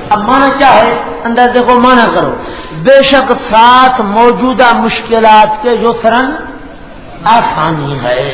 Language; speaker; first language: Urdu; non-native, local second language; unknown